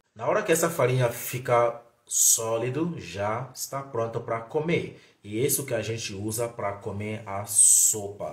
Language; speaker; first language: Portuguese; non-native, fluent; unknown